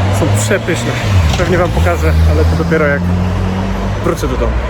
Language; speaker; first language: Polish; native; Polish